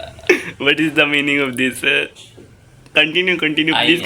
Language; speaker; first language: English; non-native, local second language; Urdu